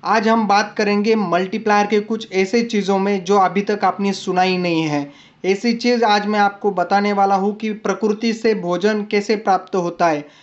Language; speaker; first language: Hindi; non-native, local second language; Marathi